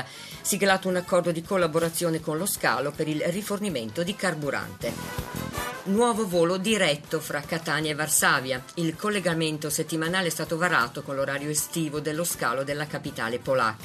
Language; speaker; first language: Italian; native; Italian